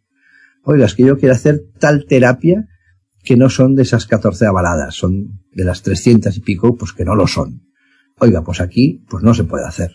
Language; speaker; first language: Spanish; native; Spanish